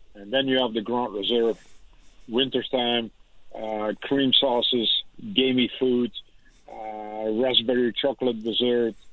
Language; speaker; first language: English; non-native, fluent; Dutch